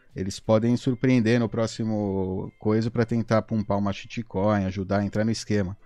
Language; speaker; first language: Portuguese; native; Portuguese